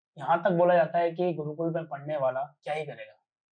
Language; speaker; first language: Hindi; native; Hindi